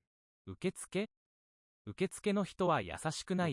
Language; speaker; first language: Japanese; non-native, learner; English